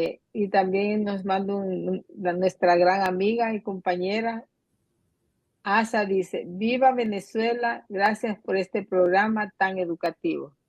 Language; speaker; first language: Spanish; native; Spanish